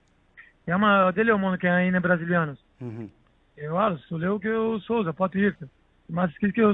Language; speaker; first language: Greek; non-native, learner; Portuguese